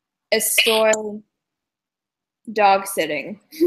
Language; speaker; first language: Spanish; non-native, learner; English